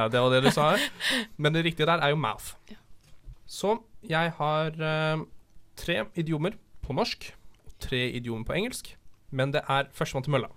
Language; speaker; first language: Norwegian; native; Norwegian